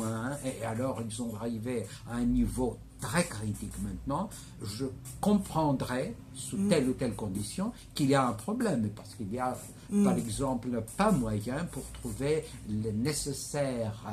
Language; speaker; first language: French; non-native, fluent; Greek